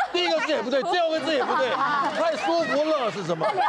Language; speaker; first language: Chinese; native; Chinese